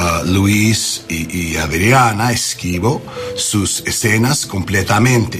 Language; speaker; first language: Spanish; non-native, learner; English